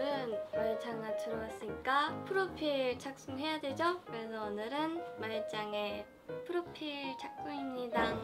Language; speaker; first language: Korean; non-native, fluent; Japanese